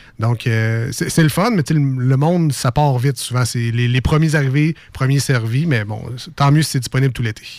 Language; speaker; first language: French; native; French